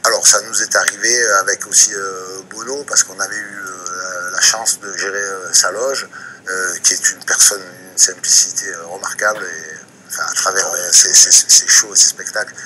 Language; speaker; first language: French; native; French